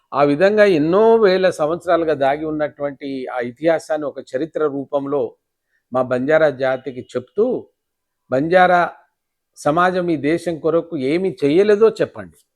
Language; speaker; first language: Telugu; non-native, local second language; Lambadi